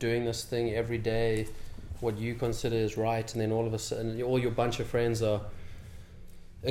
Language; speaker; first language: English; native; English